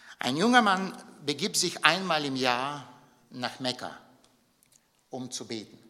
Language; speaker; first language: German; non-native, fluent; Bulgarian